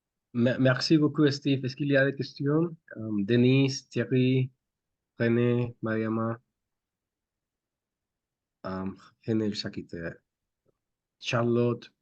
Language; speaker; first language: French; non-native, fluent; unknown